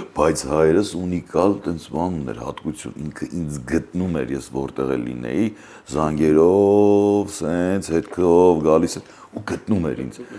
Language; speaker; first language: Armenian; native; Armenian